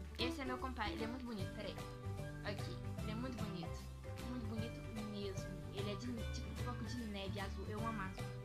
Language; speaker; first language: Portuguese; early bilingual, heritage; Portuguese